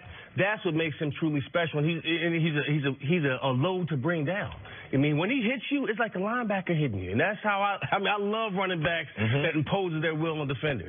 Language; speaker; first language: English; native; English